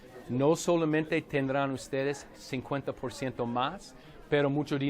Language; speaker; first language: Spanish; non-native, learner; English